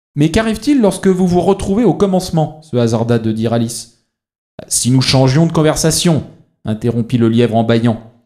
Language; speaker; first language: French; native; French